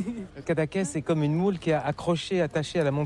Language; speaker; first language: French; native; French